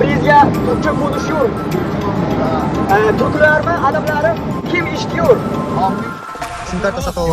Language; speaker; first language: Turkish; non-native, learner; Kazakh